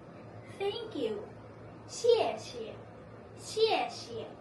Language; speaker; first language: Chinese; non-native, fluent; Filipino